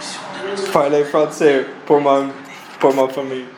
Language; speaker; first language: French; non-native, learner; English